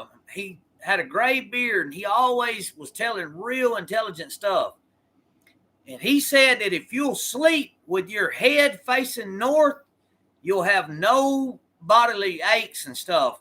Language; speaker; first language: English; native; English